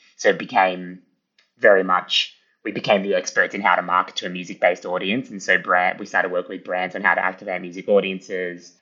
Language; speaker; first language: English; early bilingual, other home language; Italian